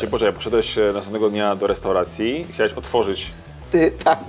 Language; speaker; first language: Polish; native; Polish